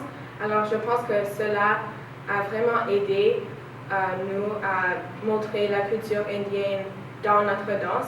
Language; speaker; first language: French; non-native, learner; English